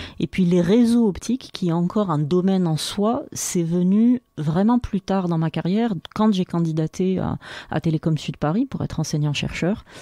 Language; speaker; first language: French; non-native, local second language; Arabic